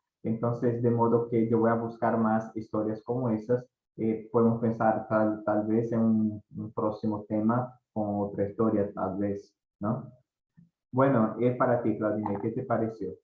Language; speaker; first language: Spanish; non-native, fluent; Portuguese